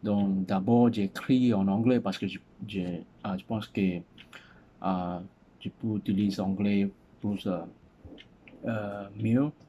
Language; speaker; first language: French; non-native, learner; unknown